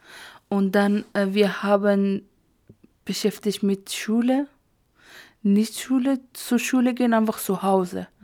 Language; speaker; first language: German; non-native, learner; Persian